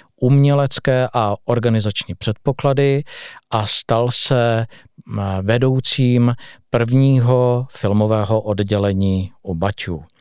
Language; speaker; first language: Czech; native; Czech